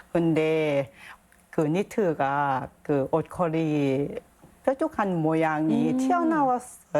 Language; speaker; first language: Korean; non-native, learner; Thai